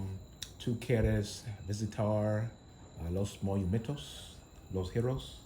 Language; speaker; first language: Spanish; non-native, learner; English